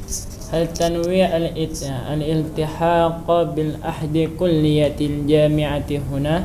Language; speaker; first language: Arabic; non-native, learner; Indonesian